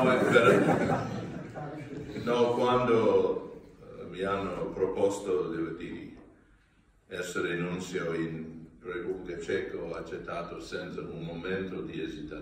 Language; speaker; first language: Italian; non-native, learner; English